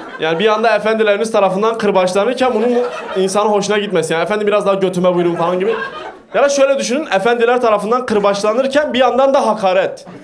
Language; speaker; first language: Turkish; native; Turkish